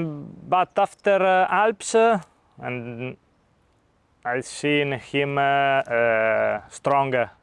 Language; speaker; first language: English; non-native, learner; Italian